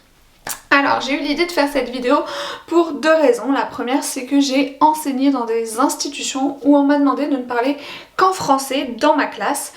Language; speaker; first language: French; native; French